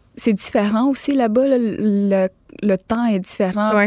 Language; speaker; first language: French; native; French